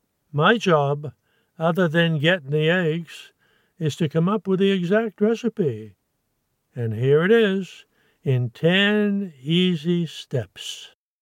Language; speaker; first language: English; native; English